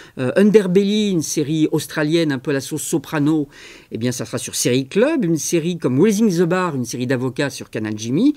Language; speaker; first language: French; native; French